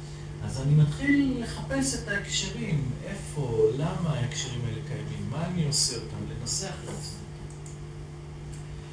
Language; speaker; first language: Hebrew; native; Hebrew